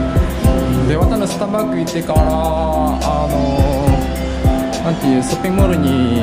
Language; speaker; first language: Japanese; non-native, fluent; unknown